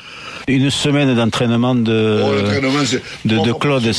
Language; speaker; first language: French; native; French